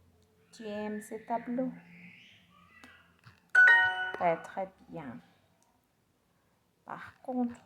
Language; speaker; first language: French; non-native, learner; Spanish